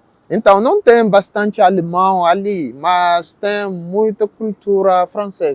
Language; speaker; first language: Portuguese; non-native, learner; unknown